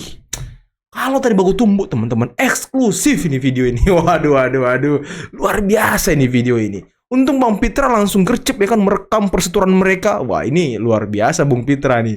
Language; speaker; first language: Indonesian; native; Indonesian